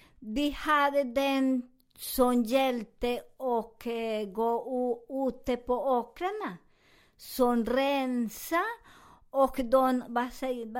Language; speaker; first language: Swedish; non-native, fluent; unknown